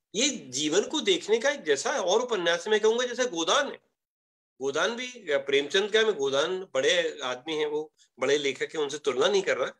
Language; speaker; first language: Hindi; native; Hindi